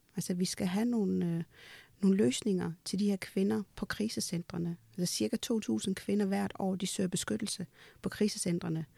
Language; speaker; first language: Danish; early bilingual, other home language; Amharic